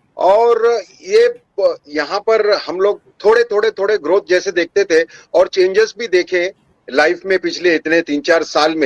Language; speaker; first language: Hindi; native; Hindi